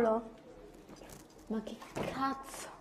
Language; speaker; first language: Italian; native; Italian